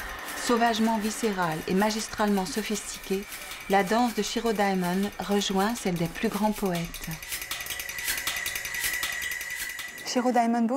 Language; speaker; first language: French; native; French